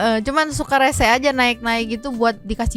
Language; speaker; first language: Indonesian; native; Indonesian